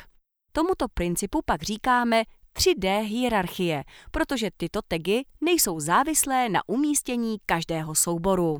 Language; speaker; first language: Czech; native; Czech